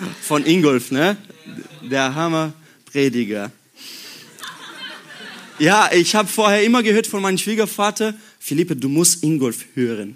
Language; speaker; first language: German; non-native, learner; Portuguese